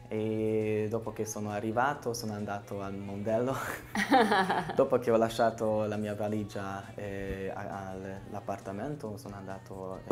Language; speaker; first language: Italian; non-native, fluent; Hungarian